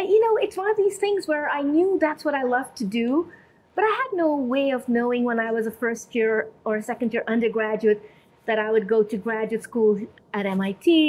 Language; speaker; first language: English; non-native, local second language; Urdu